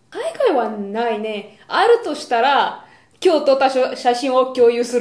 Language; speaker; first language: Japanese; non-native, fluent; Romanian